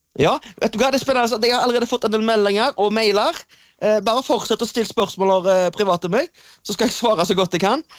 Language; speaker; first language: Norwegian; native; Norwegian